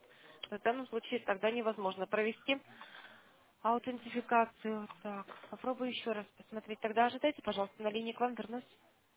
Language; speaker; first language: Russian; native; Russian